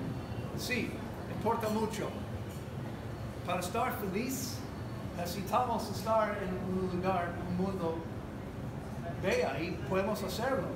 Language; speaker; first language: Spanish; non-native, learner; English